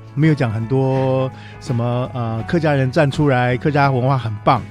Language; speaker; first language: Chinese; native; Chinese